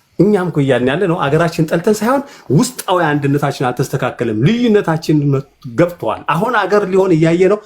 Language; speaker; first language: Amharic; native; Amharic